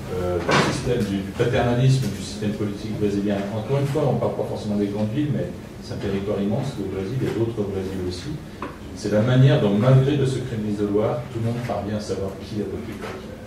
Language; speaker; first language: French; native; French